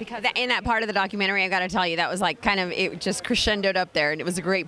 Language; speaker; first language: English; native; English